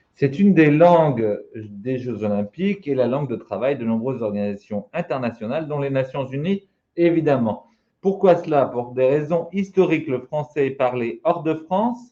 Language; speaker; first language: French; native; French